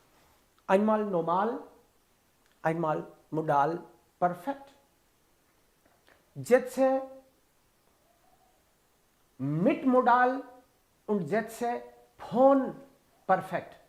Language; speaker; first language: German; non-native, fluent; Hindi